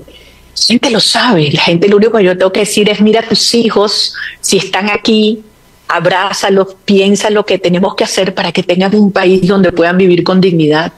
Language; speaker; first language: Spanish; native; Spanish